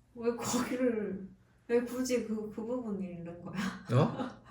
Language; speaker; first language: Korean; native; Korean